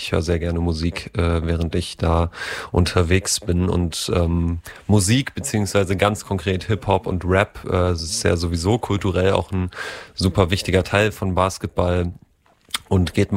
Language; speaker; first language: German; native; German